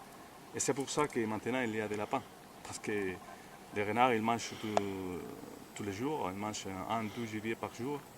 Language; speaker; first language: French; non-native, fluent; Spanish